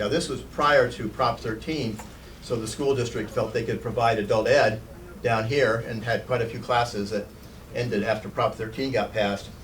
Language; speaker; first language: English; native; English